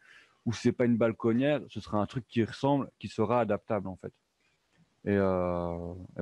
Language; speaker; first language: French; native; French